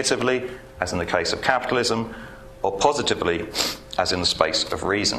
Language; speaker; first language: English; native; English